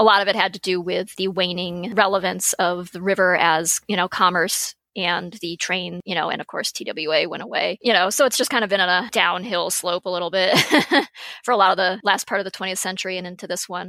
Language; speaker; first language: English; native; English